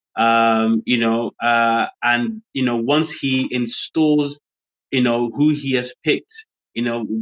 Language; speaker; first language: English; early bilingual, other home language; Yoruba